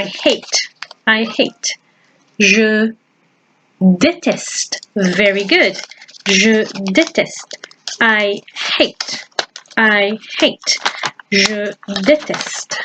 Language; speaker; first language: French; non-native, fluent; English